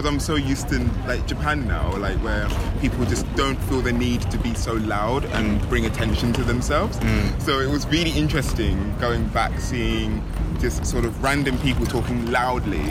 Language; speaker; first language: English; native; English